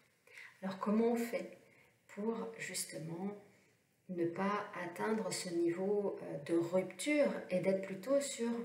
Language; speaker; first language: French; native; French